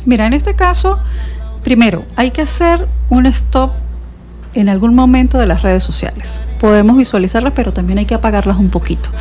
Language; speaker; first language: Spanish; native; Spanish